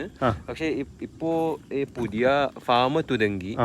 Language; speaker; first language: Malayalam; non-native, learner; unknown